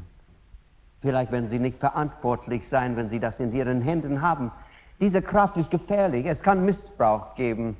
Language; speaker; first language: German; non-native, fluent; English